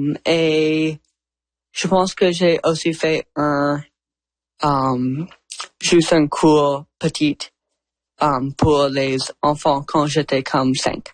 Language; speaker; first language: French; non-native, learner; English